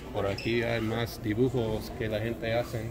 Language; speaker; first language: Spanish; non-native, learner; English